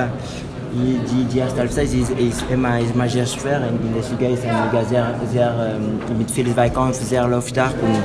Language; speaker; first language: German; non-native, learner; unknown